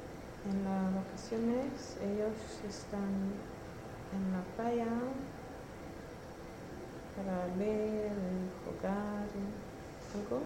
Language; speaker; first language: Spanish; non-native, learner; Swedish